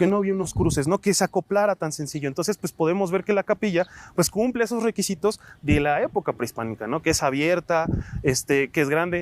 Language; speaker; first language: Spanish; native; Spanish